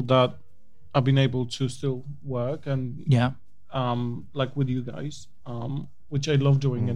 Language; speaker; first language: English; non-native, fluent; Polish